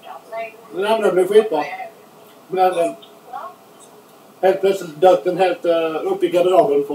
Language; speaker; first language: Swedish; native; Swedish